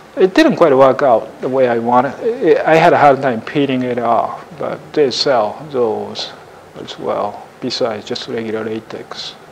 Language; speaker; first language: English; non-native, fluent; Japanese